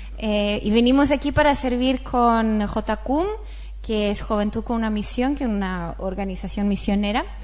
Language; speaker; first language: Spanish; non-native, fluent; Swedish